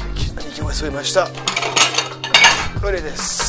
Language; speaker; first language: Japanese; non-native, learner; French